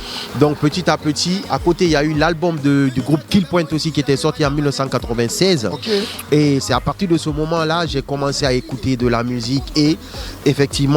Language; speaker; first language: French; non-native, local second language; Fula